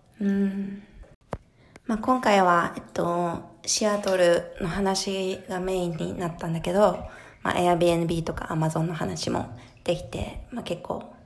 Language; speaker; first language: Japanese; early bilingual, heritage; Japanese